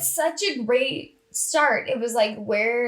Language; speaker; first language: English; native; English